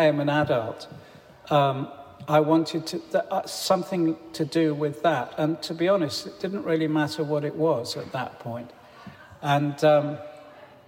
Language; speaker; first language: English; native; English